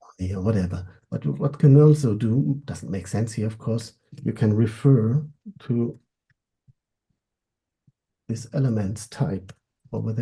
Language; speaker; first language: English; non-native, fluent; German